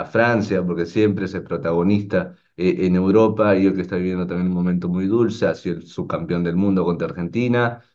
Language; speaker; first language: Spanish; native; Spanish